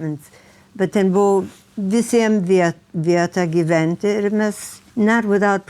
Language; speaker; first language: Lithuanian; early bilingual, heritage; Lithuanian